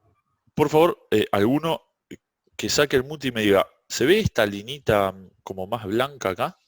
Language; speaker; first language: Spanish; native; Spanish